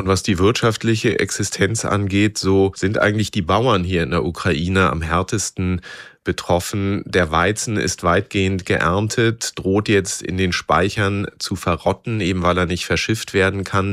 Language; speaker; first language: German; native; German